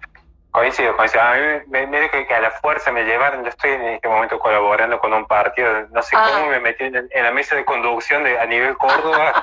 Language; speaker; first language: Spanish; native; Spanish